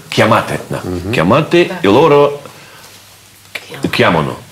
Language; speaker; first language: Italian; non-native, learner; Russian